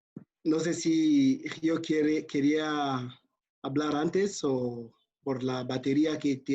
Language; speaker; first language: Spanish; non-native, fluent; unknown